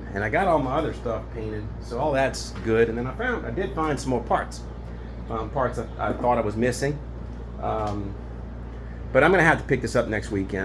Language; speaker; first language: English; native; English